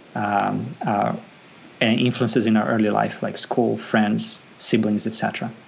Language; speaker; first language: English; non-native, fluent; Portuguese